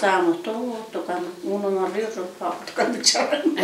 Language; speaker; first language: Spanish; native; Spanish